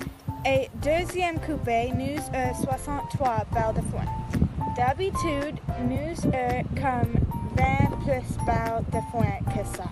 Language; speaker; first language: French; non-native, learner; English